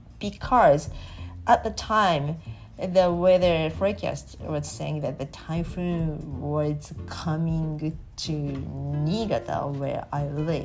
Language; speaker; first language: English; non-native, learner; Japanese